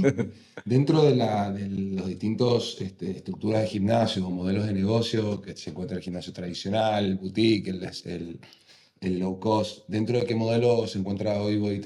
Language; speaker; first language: Spanish; native; Spanish